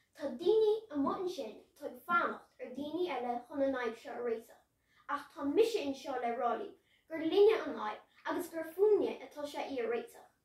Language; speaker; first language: Irish; native; Irish